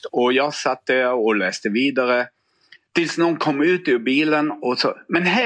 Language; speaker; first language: Swedish; non-native, fluent; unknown